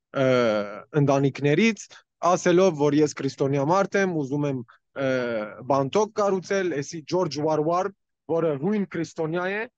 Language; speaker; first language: Armenian; early bilingual, heritage; Armenian